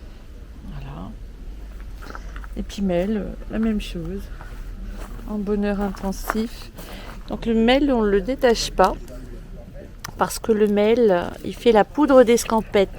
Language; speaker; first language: French; native; French